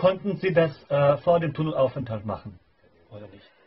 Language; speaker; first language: German; non-native, fluent; Bosnian